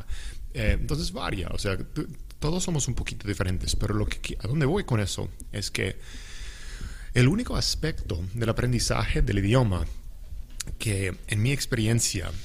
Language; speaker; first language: Spanish; non-native, fluent; English